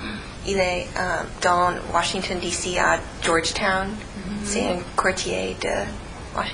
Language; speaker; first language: French; non-native, learner; English